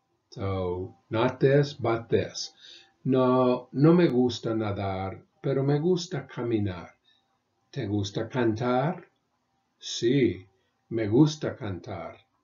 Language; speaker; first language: Spanish; non-native, fluent; English